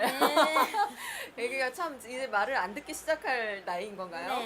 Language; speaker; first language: Korean; native; Korean